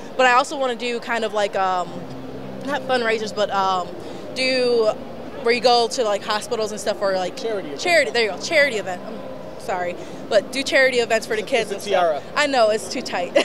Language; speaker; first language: English; native; English